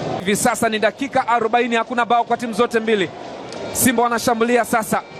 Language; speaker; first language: Swahili; native; Swahili